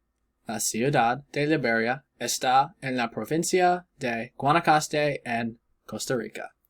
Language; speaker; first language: Spanish; non-native, learner; English